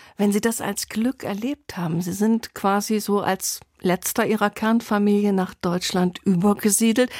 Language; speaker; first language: German; native; German